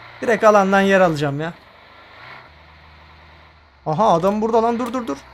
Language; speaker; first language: Turkish; native; Turkish